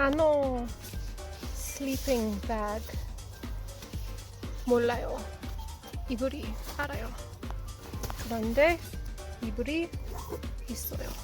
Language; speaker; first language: Korean; non-native, learner; English